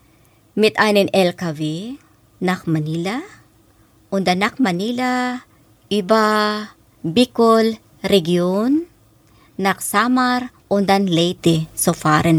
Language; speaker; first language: German; non-native, fluent; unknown